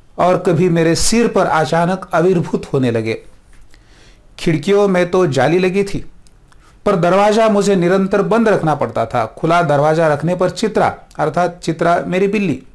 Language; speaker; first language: Hindi; non-native, local second language; Marathi